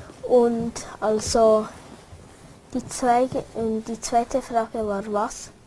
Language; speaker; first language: German; early bilingual, other home language; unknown